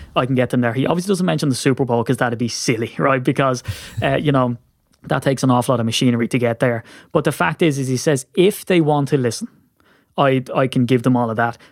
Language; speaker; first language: English; native; English